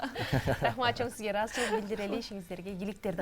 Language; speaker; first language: Kyrgyz; native; Kyrgyz